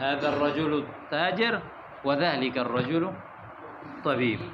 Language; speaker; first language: Arabic; non-native, fluent; Urdu